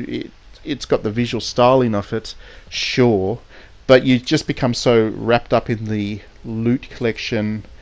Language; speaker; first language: English; native; English